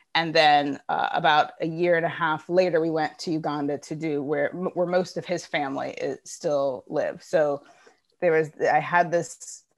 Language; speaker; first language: English; early bilingual, other home language; Ganda